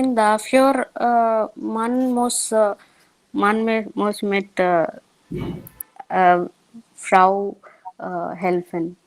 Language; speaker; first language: German; non-native, learner; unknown